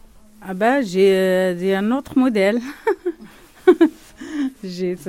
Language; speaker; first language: French; non-native, learner; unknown